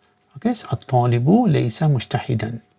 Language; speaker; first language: Arabic; non-native, fluent; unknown